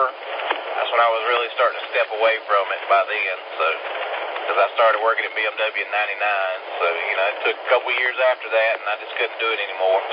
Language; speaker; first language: English; native; English